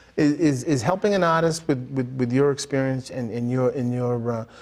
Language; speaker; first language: English; native; English